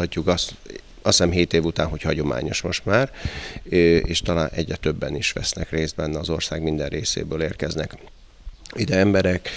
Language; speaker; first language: Hungarian; native; Hungarian